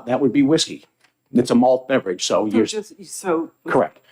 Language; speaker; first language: English; native; English